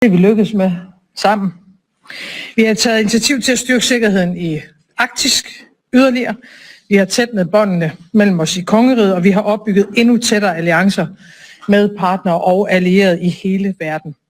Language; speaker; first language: Danish; native; Danish